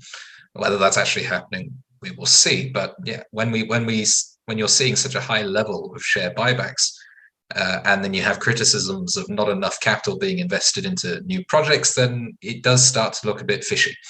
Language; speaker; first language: English; native; English